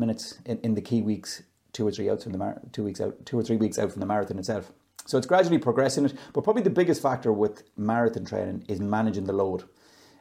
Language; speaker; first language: English; native; English